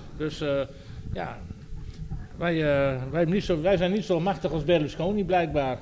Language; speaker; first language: Dutch; native; Dutch